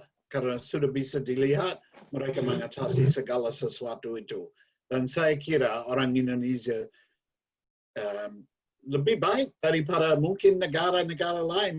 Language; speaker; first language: Indonesian; non-native, learner; English